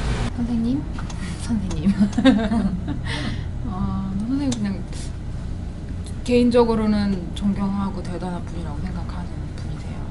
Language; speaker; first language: Korean; early bilingual, other home language; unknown